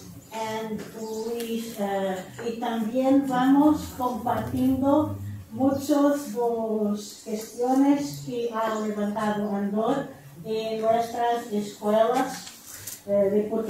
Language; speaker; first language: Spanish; non-native, learner; Portuguese